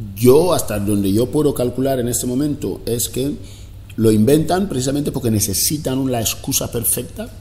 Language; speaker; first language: Spanish; non-native, local second language; Fang